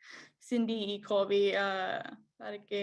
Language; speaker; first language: Spanish; non-native, learner; English